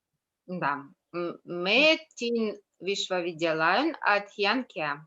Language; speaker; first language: Hindi; non-native, learner; Russian